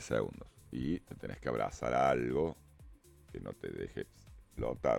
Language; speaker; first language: Spanish; native; Spanish